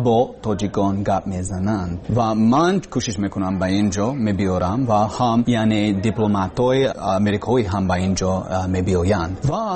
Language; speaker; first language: Persian; non-native, learner; English